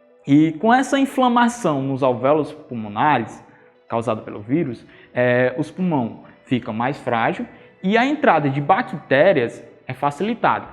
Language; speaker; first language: Portuguese; native; Portuguese